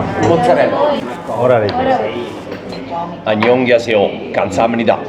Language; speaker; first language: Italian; non-native, learner; Korean